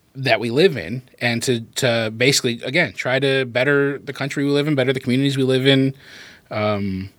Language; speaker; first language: English; native; English